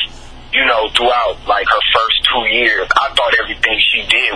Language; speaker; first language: English; native; English